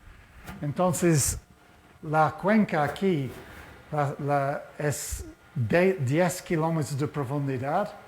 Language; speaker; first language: Spanish; non-native, fluent; Portuguese